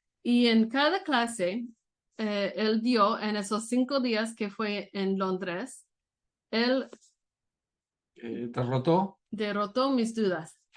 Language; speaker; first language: Spanish; non-native, learner; English